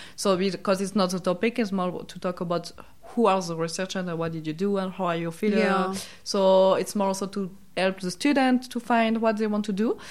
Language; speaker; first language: English; non-native, learner; French